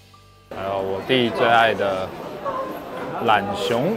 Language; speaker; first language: Chinese; native; Chinese